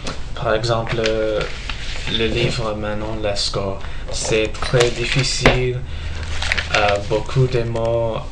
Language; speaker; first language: French; non-native, learner; English